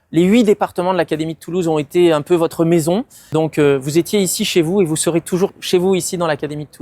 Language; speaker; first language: French; native; French